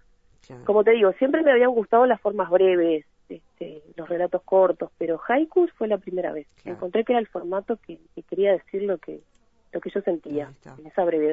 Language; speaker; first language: Spanish; native; Spanish